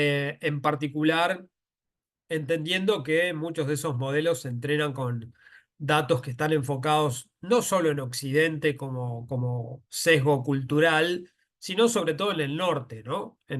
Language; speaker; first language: Spanish; native; Spanish